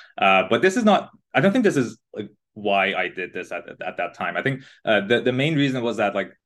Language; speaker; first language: English; non-native, fluent; Persian